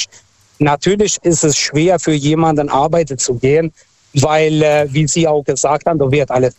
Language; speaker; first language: German; non-native, fluent; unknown